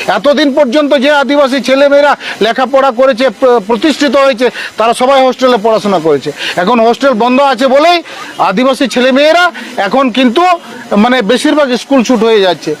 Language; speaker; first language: Bangla; non-native, local second language; Santali